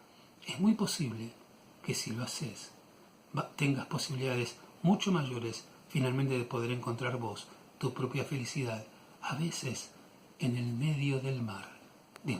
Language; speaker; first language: Spanish; native; Spanish